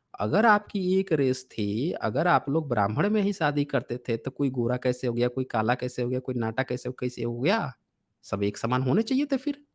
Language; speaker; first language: Hindi; native; Hindi